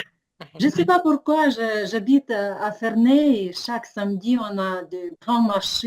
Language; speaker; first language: French; non-native, learner; Ukrainian